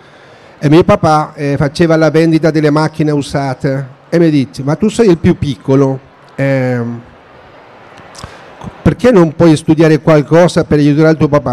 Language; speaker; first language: Italian; non-native, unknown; Spanish